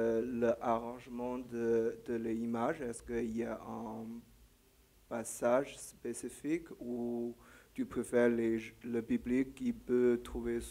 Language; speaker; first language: French; non-native, learner; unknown